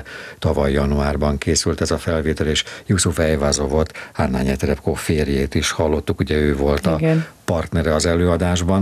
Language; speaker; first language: Hungarian; native; Hungarian